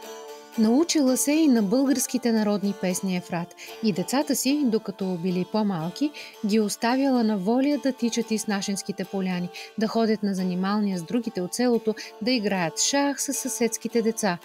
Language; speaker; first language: Bulgarian; native; Bulgarian